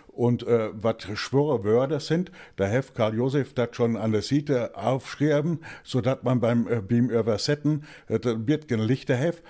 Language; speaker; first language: German; native; German